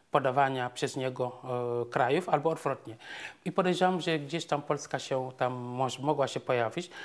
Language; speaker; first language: Polish; non-native, fluent; Serer